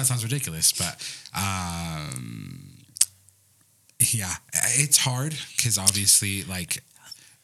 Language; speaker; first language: English; early bilingual, other home language; Spanish